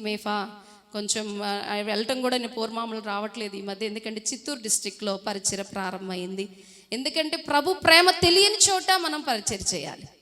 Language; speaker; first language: Telugu; non-native, fluent; Hindi